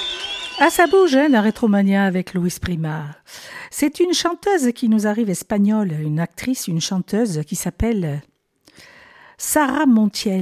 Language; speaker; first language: French; native; French